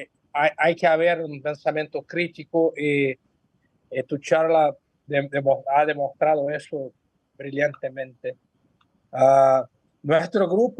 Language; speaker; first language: Spanish; non-native, fluent; Portuguese